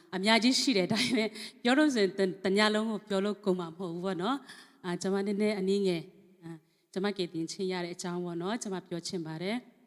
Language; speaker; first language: Burmese; non-native, learner; Mizo